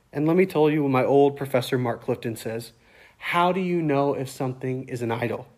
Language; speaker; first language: English; native; English